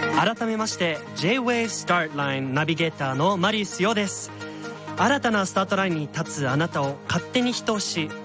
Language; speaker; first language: Japanese; early bilingual, other home language; German